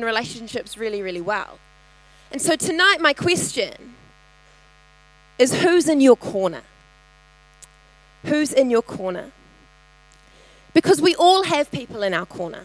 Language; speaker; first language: English; native; English